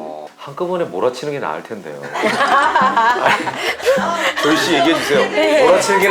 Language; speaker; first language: Korean; native; Korean